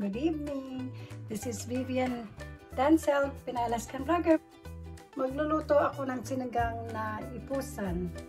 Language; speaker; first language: Filipino; non-native, local second language; Iloko